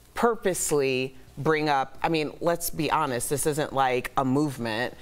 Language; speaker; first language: English; native; English